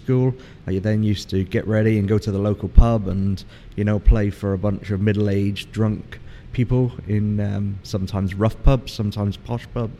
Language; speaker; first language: English; native; English